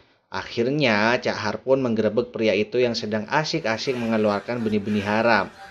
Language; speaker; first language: Indonesian; native; Indonesian